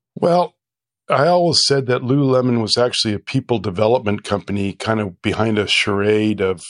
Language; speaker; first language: English; native; English